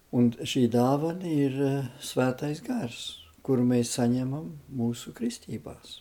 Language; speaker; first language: Latvian; early bilingual, heritage; Latvian